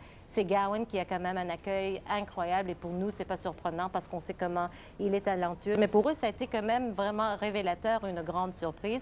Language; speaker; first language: French; native; French